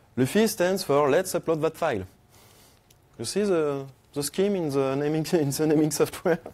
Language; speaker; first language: English; non-native, fluent; French